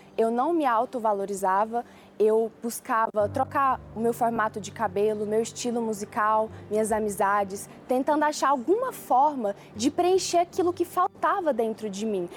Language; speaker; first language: Portuguese; early bilingual, other home language; Chinese